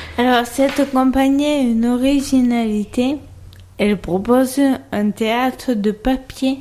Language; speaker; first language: French; native; French